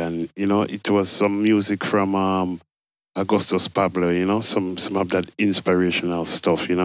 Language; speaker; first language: English; native; English